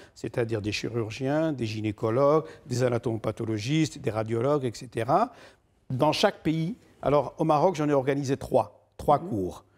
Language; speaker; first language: French; non-native, local second language; Arabic